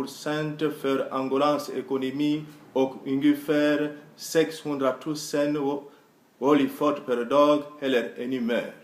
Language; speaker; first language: Swedish; non-native, fluent; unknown